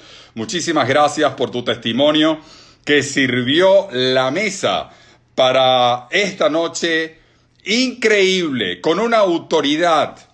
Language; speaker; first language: Spanish; native; Spanish